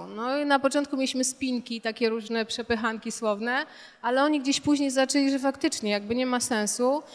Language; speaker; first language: Polish; native; Polish